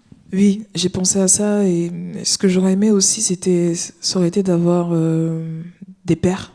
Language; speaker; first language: French; native; French